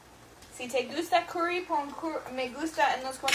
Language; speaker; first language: Spanish; non-native, learner; English